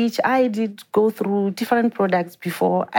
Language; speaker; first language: English; non-native, local second language; Venda